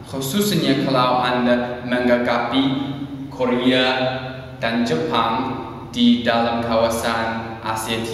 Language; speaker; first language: Indonesian; non-native, learner; English